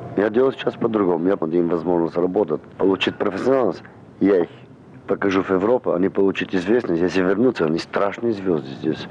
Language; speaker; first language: Russian; non-native, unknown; Armenian